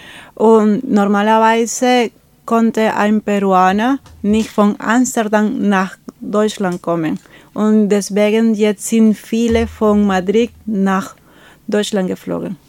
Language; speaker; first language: German; non-native, fluent; Spanish